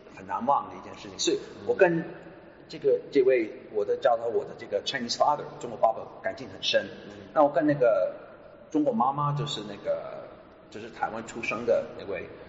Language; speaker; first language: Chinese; non-native, fluent; English